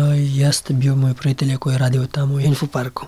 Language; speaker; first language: Serbian; non-native, learner; Pashto